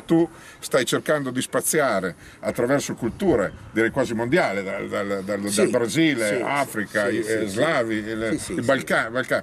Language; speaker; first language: Italian; native; Italian